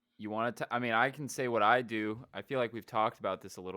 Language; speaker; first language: English; native; English